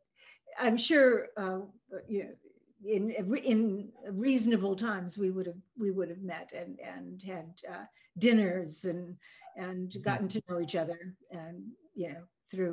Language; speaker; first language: English; early bilingual, other home language; Norwegian